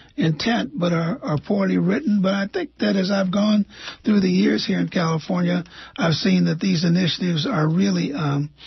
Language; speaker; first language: English; native; English